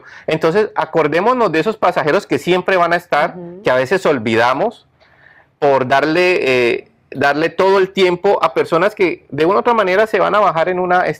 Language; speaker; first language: Spanish; native; Spanish